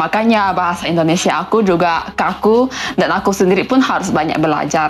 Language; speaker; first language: Indonesian; native; Indonesian